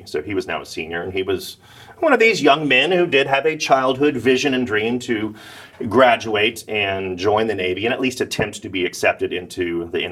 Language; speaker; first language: English; native; English